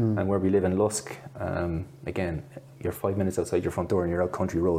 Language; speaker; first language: English; native; English